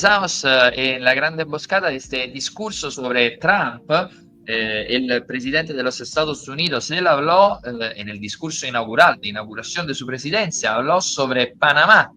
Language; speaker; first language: Spanish; non-native, fluent; Italian